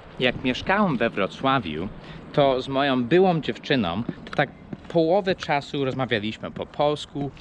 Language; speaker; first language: Polish; non-native, fluent; English